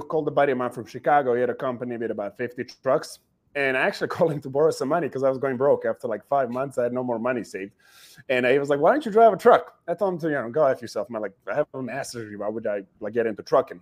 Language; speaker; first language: English; non-native, fluent; Serbian